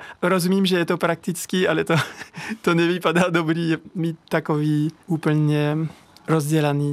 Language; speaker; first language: Czech; non-native, learner; French